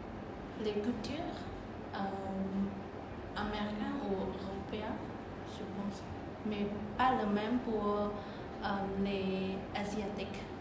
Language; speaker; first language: French; non-native, learner; Khmer